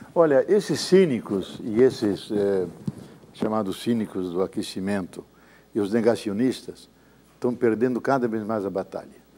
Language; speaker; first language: Portuguese; native; Portuguese